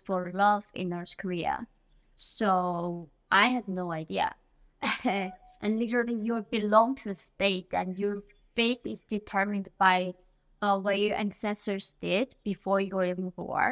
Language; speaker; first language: English; non-native, fluent; Korean